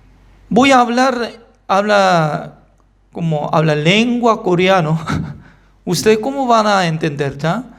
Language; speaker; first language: Spanish; non-native, fluent; Korean